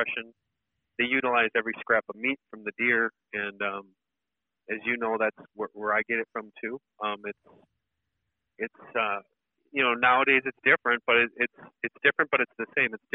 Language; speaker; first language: English; native; English